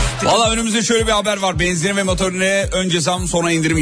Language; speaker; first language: Turkish; native; Turkish